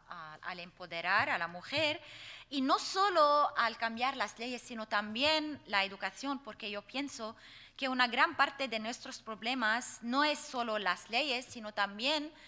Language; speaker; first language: Spanish; non-native, fluent; Arabic